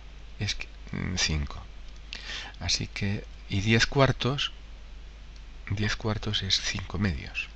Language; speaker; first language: Spanish; native; Spanish